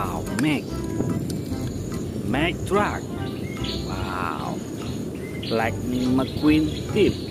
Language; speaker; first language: English; non-native, learner; Indonesian